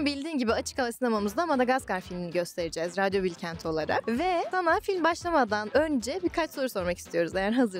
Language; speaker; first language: Turkish; native; Turkish